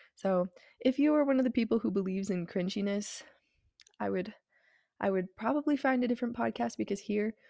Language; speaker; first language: English; native; English